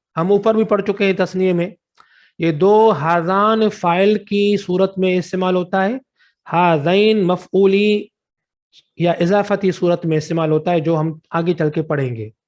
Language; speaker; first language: Urdu; non-native, local second language; Sindhi